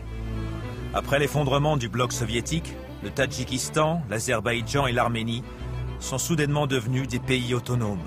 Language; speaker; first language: French; native; French